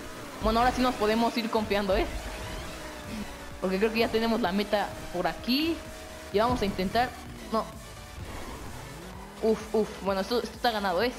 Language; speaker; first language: Spanish; native; Spanish